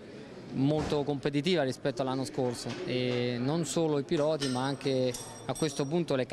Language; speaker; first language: Italian; native; Italian